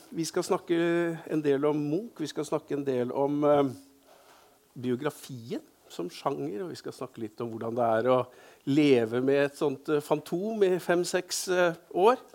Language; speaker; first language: Norwegian; native; Norwegian